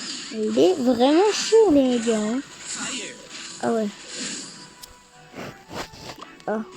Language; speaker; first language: French; native; French